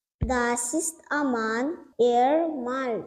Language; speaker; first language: German; non-native, learner; Turkmen